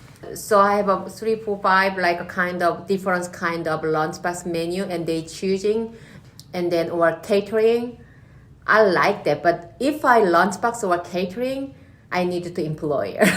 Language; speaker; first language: English; non-native, learner; Korean